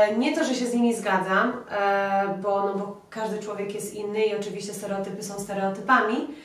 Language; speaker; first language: Polish; early bilingual, heritage; Polish